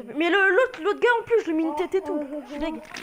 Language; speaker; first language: French; native; French